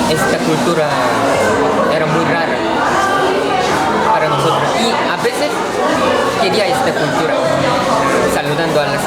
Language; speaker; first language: Spanish; non-native, fluent; Korean